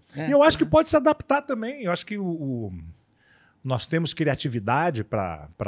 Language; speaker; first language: Portuguese; native; Portuguese